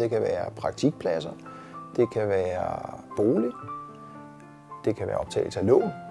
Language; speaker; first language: Danish; native; Danish